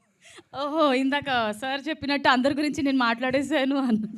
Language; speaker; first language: Telugu; native; Telugu